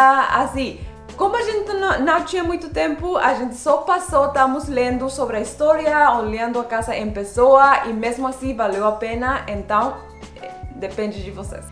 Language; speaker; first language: Portuguese; non-native, fluent; Spanish